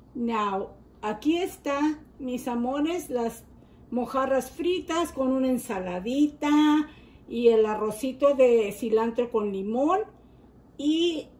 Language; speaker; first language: Spanish; early bilingual, other home language; English